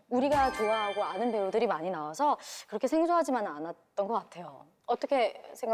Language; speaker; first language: Korean; native; Korean